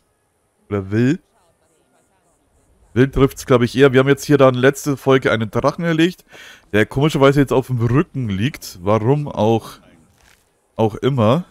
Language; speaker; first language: German; native; German